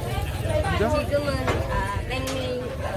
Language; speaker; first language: Korean; non-native, learner; Vietnamese